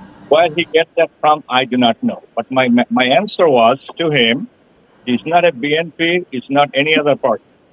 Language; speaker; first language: English; non-native, local second language; Bangla